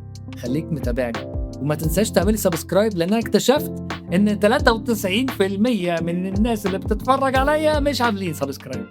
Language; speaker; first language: Arabic; native; Arabic